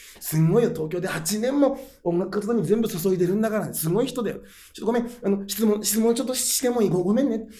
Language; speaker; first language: Japanese; native; Japanese